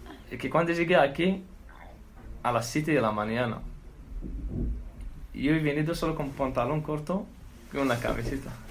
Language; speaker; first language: Spanish; non-native, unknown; Arabic